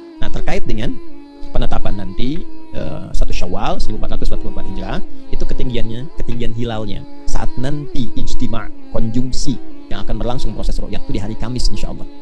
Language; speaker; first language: Indonesian; native; Indonesian